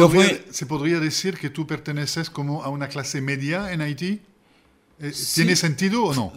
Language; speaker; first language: Spanish; native; Spanish